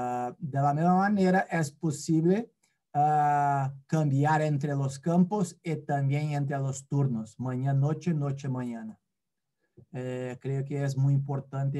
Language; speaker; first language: Spanish; non-native, fluent; Portuguese